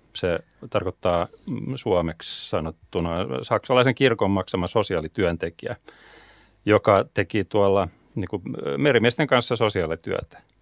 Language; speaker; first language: Finnish; native; Finnish